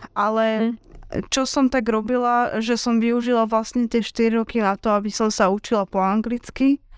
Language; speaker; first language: Slovak; native; Slovak